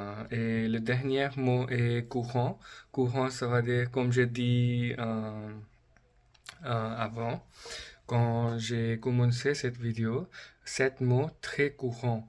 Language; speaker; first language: French; non-native, learner; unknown